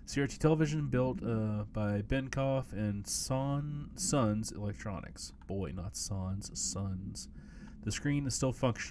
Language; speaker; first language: English; native; English